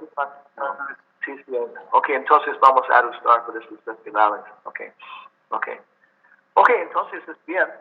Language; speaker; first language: Spanish; non-native, learner; English